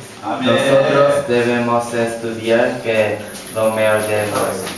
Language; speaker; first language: Spanish; non-native, learner; Korean